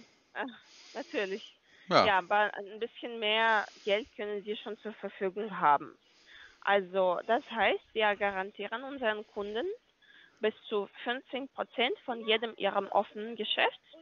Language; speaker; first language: German; non-native, learner; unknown